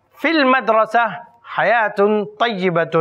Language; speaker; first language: Arabic; non-native, fluent; Urdu